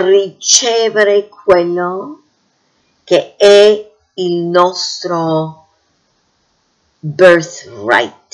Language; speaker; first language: Italian; non-native, fluent; English